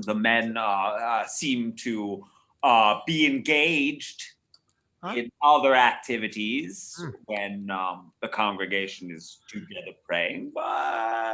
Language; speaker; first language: English; native; English